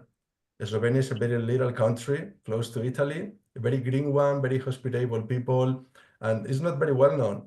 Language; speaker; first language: English; non-native, fluent; Spanish